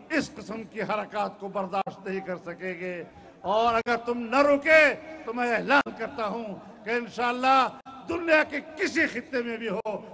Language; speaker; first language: Urdu; non-native, local second language; Pashto